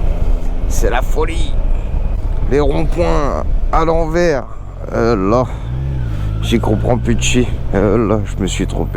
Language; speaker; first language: French; native; French